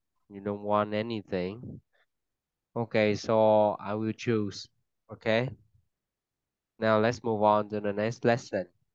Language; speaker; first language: English; non-native, fluent; Vietnamese